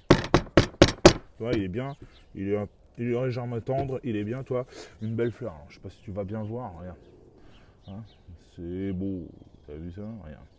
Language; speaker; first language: French; native; French